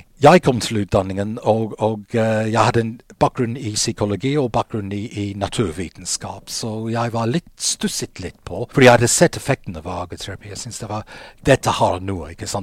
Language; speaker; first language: Norwegian; non-native, fluent; English